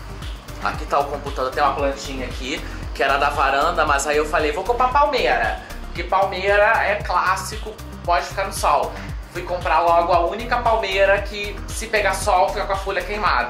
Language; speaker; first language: Portuguese; native; Portuguese